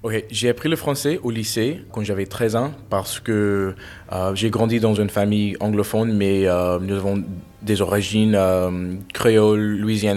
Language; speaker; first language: French; non-native, fluent; English